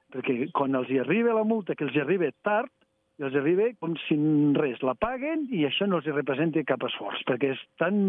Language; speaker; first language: Catalan; native; Catalan